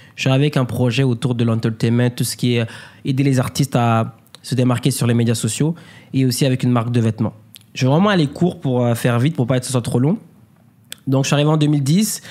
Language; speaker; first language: French; native; French